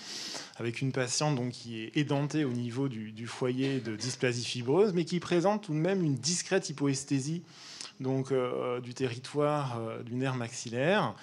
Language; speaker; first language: French; native; French